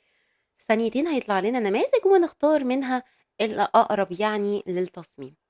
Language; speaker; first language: Arabic; native; Arabic